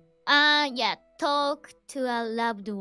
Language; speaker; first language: English; non-native, learner; Japanese